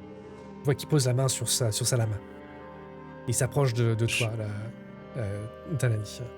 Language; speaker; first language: French; native; French